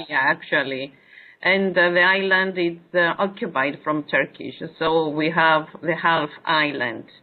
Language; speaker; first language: English; non-native, learner; Greek